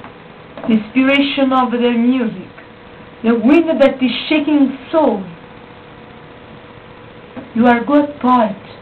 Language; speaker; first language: English; non-native, learner; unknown